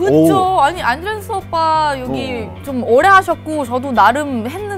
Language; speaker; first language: Korean; non-native, fluent; Thai